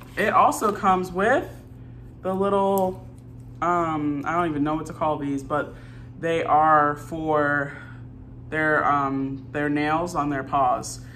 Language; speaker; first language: English; native; English